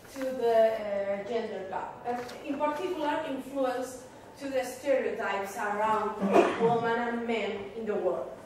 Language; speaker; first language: English; non-native, fluent; Spanish